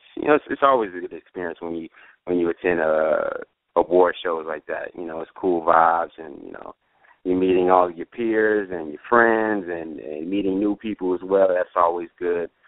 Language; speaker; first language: English; native; English